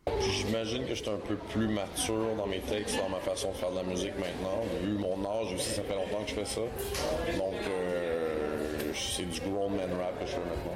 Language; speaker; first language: French; native; French